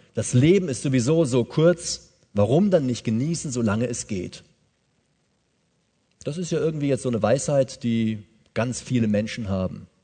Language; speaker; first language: German; native; German